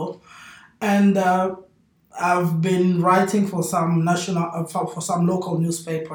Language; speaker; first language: English; non-native, fluent; Portuguese